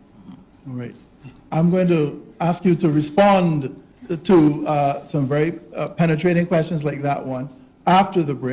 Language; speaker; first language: English; native; English